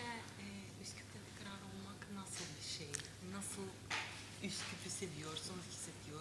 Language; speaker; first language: Turkish; non-native, learner; Macedonian